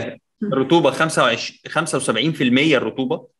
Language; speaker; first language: Arabic; native; Arabic